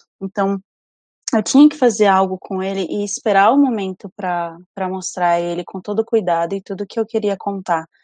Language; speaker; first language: Portuguese; early bilingual, other home language; Spanish